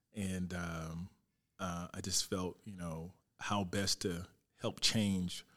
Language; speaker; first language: English; native; English